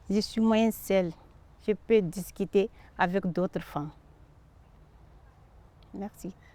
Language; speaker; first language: French; non-native, learner; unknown